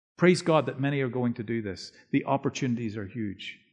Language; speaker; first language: English; native; English